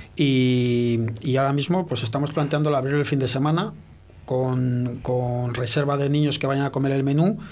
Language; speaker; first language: Spanish; early bilingual, heritage; French